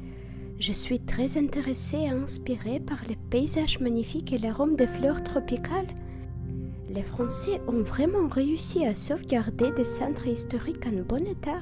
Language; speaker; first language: French; non-native, fluent; Russian